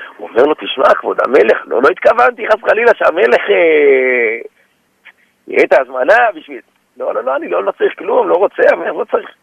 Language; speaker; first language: Hebrew; native; Hebrew